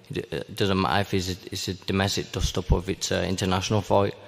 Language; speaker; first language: English; native; English